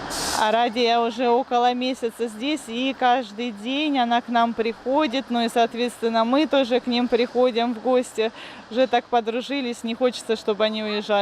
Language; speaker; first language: Russian; native; Russian